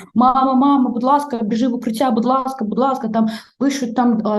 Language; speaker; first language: Ukrainian; non-native, local second language; Russian